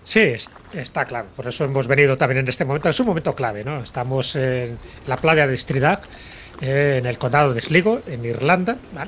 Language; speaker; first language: Spanish; native; Spanish